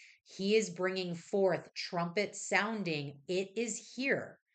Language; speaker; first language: English; native; English